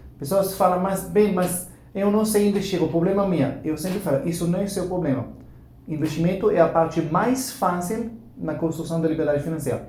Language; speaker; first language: Portuguese; non-native, fluent; Hebrew